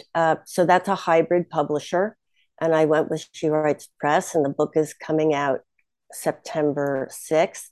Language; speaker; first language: English; native; English